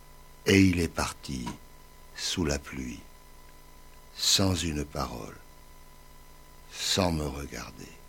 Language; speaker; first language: French; native; French